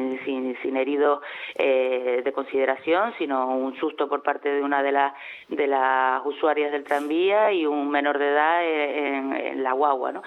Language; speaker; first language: Spanish; native; Spanish